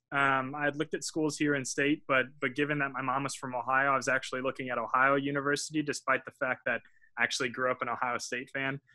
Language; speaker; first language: English; native; English